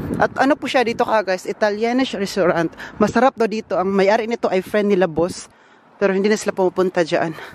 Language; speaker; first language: Filipino; non-native, local second language; Cebuano